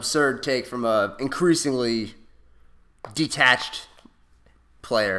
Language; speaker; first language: English; native; English